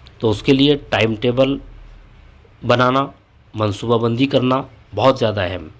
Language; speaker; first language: Urdu; native; Urdu